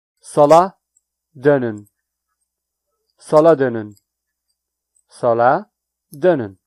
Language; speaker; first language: Turkish; non-native, fluent; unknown